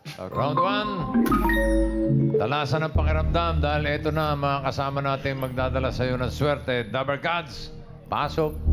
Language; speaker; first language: Filipino; native; Filipino